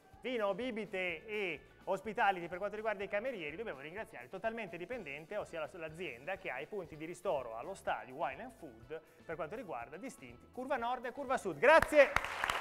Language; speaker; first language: Italian; native; Italian